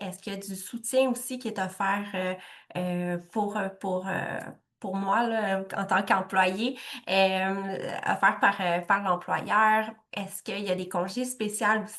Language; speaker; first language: French; native; French